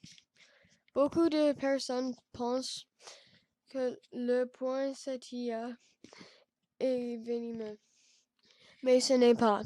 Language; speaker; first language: French; non-native, learner; English